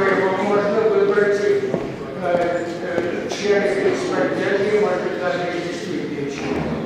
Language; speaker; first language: Russian; native; Russian